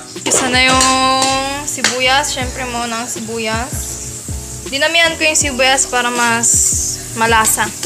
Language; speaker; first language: Filipino; non-native, local second language; Pangasinan